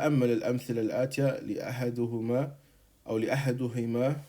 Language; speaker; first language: Arabic; non-native, fluent; English